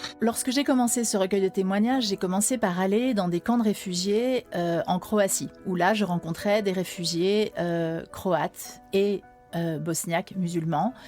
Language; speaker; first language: French; native; French